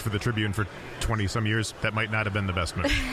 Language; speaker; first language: English; native; English